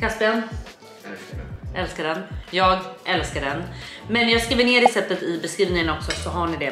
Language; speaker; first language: Swedish; native; Swedish